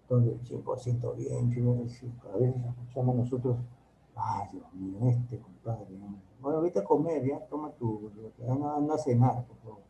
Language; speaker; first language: Spanish; native; Spanish